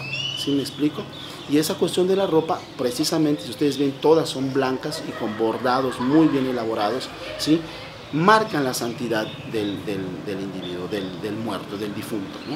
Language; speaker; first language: Spanish; native; Spanish